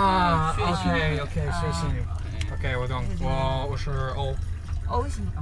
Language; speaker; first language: Chinese; non-native, learner; English